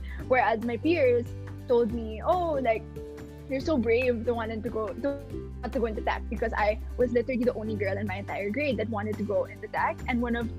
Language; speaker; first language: English; non-native, local second language; Filipino